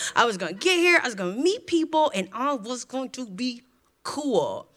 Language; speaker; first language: English; native; English